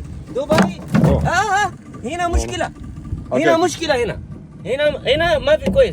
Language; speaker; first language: Arabic; non-native, learner; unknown